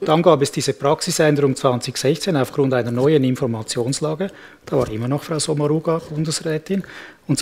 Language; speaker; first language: German; native; German